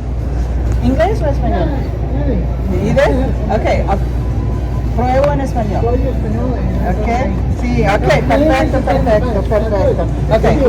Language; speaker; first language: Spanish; non-native, learner; English